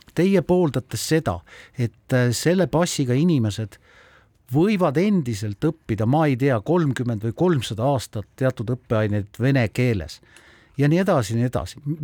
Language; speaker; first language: Estonian; native; Estonian